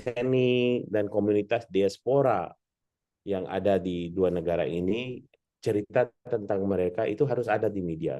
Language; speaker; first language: Indonesian; non-native, fluent; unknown